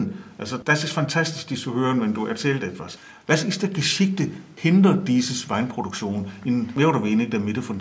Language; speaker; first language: German; non-native, learner; Danish